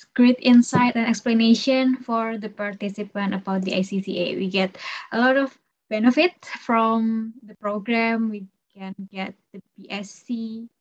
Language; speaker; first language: English; non-native, fluent; Indonesian